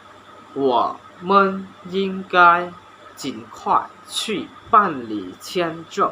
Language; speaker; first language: Chinese; non-native, learner; Hmong